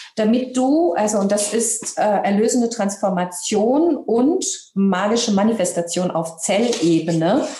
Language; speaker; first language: German; native; German